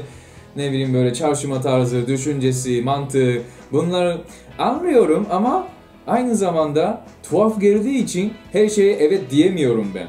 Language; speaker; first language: Turkish; non-native, fluent; Japanese